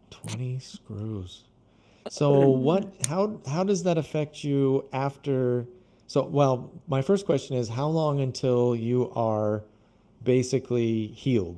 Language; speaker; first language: English; non-native, learner; Portuguese